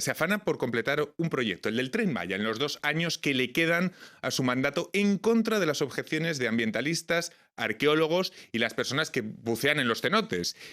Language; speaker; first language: Spanish; native; Spanish